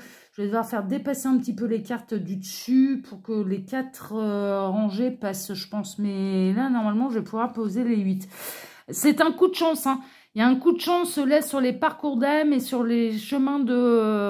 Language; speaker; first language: French; native; French